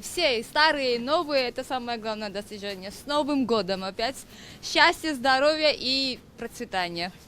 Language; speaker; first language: Russian; non-native, fluent; Georgian